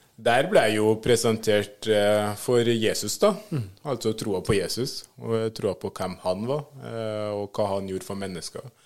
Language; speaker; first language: Norwegian; early bilingual, other home language; Swahili